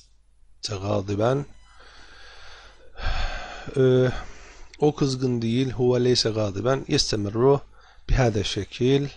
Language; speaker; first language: Arabic; non-native, fluent; Turkish